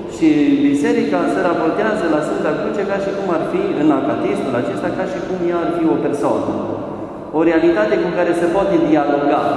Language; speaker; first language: Romanian; native; Romanian